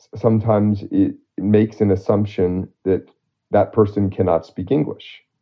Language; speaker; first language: English; native; English